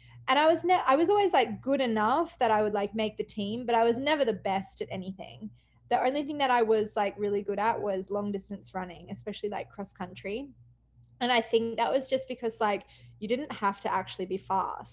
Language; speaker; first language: English; native; English